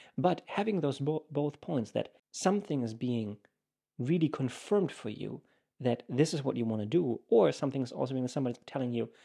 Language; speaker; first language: English; non-native, fluent; German